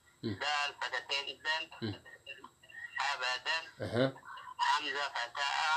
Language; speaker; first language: Arabic; non-native, learner; Amharic